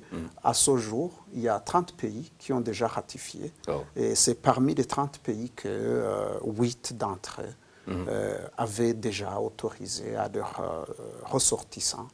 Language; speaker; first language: French; non-native, local second language; Rundi